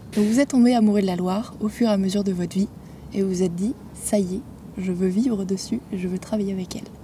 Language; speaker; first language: French; native; French